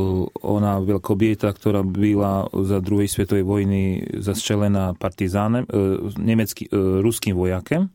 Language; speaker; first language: Polish; non-native, learner; Slovak